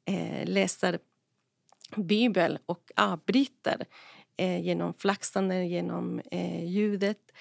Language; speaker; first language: Swedish; non-native, fluent; Spanish